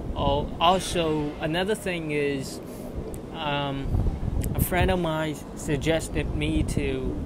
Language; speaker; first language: English; non-native, fluent; Chinese